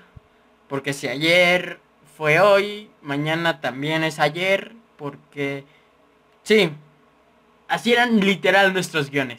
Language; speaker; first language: Spanish; native; Spanish